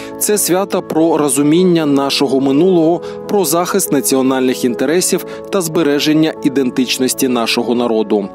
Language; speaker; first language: Ukrainian; native; Ukrainian